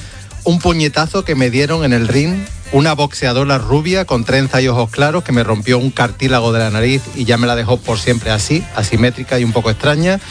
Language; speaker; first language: Spanish; native; Spanish